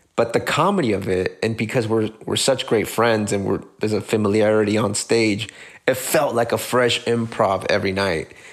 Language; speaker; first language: English; early bilingual, other home language; Spanish